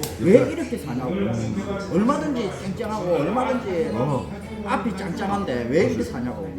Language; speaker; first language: Korean; native; Korean